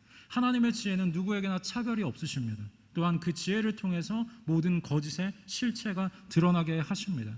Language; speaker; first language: Korean; native; Korean